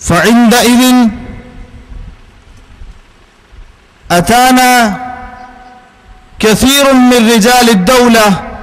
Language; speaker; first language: Arabic; non-native, fluent; Malayalam